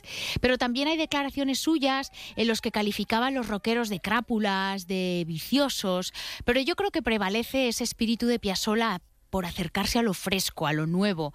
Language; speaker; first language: Spanish; native; Spanish